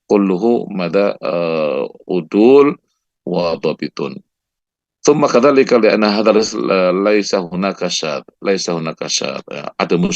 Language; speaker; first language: Arabic; non-native, fluent; Indonesian